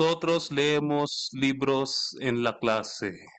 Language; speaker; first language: Spanish; non-native, learner; Filipino